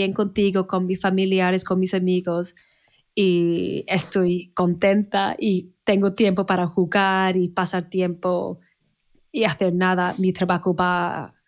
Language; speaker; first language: Spanish; non-native, fluent; English